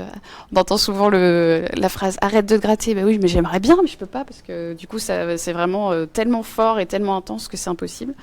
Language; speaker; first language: French; native; French